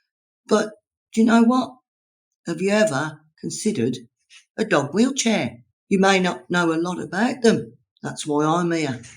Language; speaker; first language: English; native; English